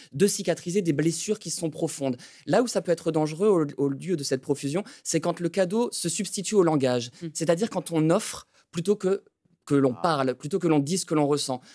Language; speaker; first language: French; native; French